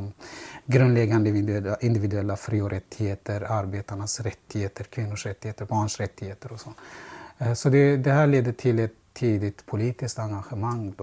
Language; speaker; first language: Swedish; non-native, fluent; Central Kurdish